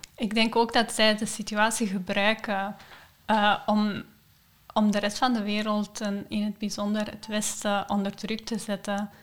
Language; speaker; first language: Dutch; non-native, fluent; Persian